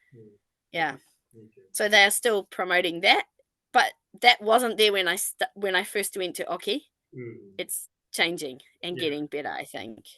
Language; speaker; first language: English; non-native, fluent; Japanese